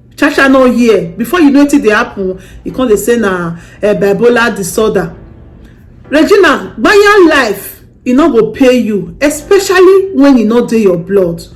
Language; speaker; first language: Nigerian Pidgin; native; Nigerian Pidgin